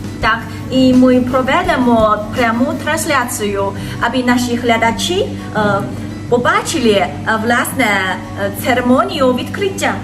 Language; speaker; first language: Ukrainian; non-native, learner; Chinese